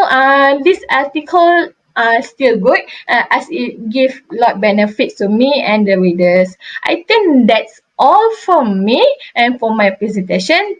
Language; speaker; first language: English; non-native, local second language; Malay